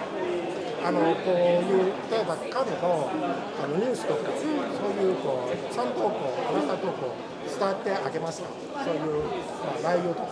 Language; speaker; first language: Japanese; non-native, fluent; Cantonese